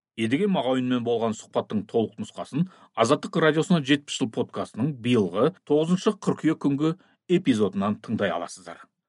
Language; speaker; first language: Kazakh; native; Kazakh